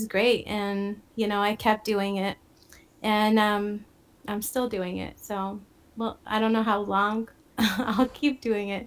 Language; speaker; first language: English; native; English